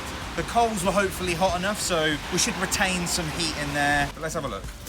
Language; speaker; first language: English; native; English